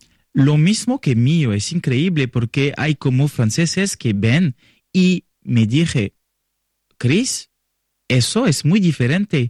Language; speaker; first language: Spanish; non-native, learner; French